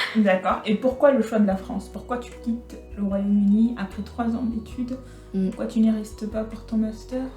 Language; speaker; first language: French; native; French